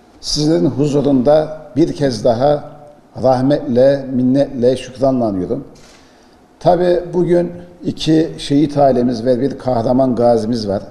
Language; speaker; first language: Turkish; native; Turkish